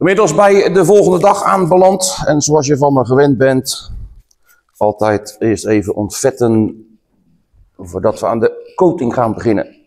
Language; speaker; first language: Dutch; native; Dutch